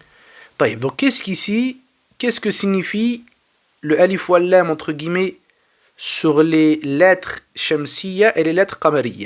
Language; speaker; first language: French; native; French